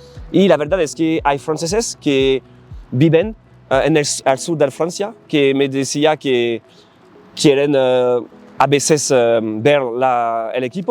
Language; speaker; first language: Spanish; non-native, learner; French